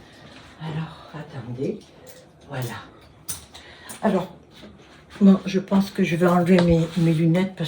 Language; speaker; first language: French; native; French